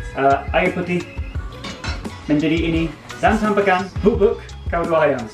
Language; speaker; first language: Indonesian; non-native, learner; English